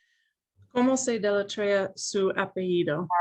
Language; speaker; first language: Spanish; non-native, learner; English